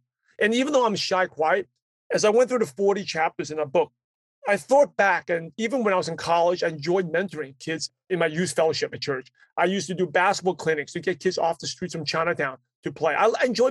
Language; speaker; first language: English; early bilingual, other home language; Cantonese